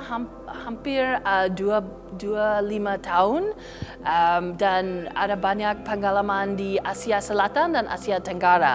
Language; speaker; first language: Indonesian; non-native, learner; English